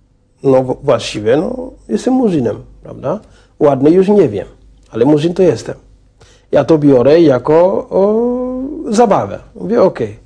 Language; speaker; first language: Polish; non-native, fluent; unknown